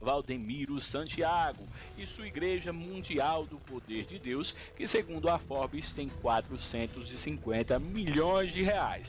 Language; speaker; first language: Portuguese; native; Portuguese